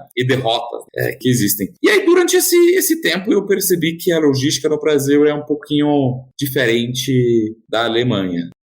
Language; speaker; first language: Portuguese; non-native, fluent; German